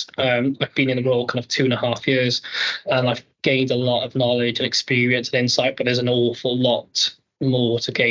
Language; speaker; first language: English; native; English